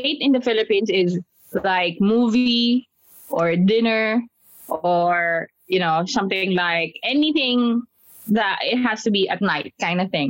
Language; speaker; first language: English; non-native, local second language; Filipino